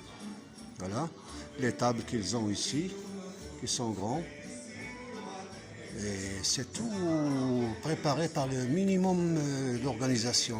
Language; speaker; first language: French; non-native, fluent; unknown